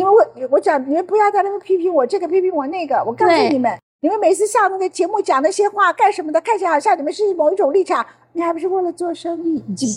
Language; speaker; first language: Chinese; native; Chinese